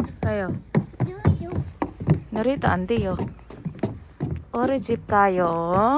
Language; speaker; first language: Korean; non-native, learner; Filipino